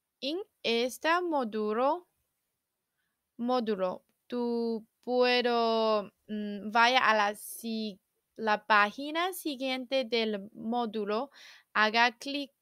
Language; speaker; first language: Spanish; non-native, learner; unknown